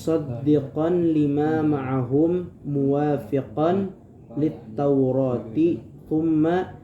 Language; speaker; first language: Arabic; non-native, learner; Indonesian